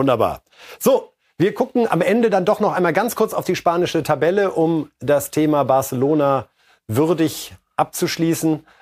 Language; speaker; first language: German; native; German